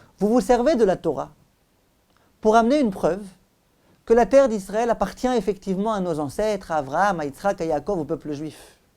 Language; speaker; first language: French; native; French